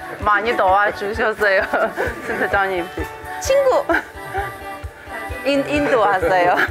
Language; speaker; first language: Korean; non-native, learner; Chinese